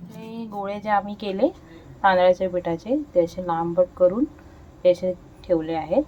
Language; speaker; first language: Marathi; native; Marathi